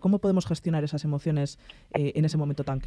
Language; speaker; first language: Spanish; native; Spanish